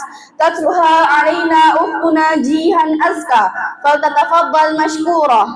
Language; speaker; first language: Arabic; non-native, learner; Indonesian